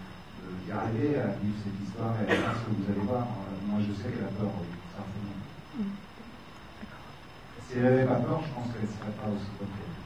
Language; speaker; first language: French; native; French